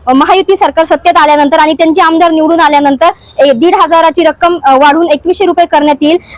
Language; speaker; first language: Marathi; native; Marathi